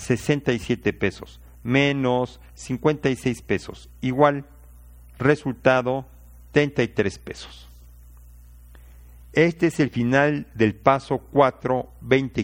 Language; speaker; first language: Spanish; native; Spanish